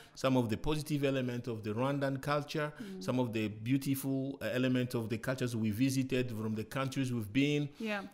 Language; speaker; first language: English; non-native, fluent; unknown